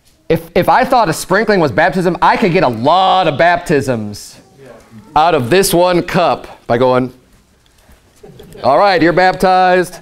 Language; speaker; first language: English; native; English